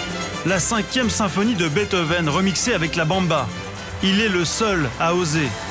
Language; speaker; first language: French; native; French